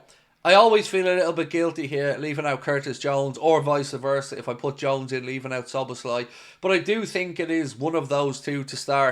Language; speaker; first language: English; native; English